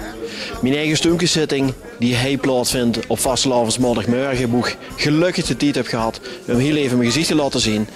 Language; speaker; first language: Dutch; non-native, local second language; Limburgish